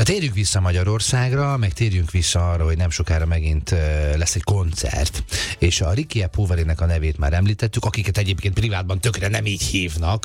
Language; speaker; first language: Hungarian; native; Hungarian